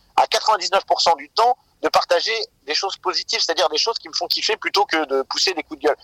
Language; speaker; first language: French; native; French